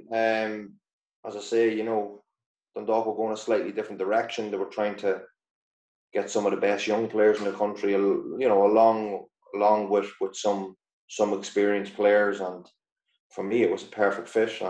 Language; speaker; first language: English; native; English